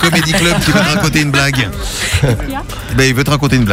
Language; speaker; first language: French; native; French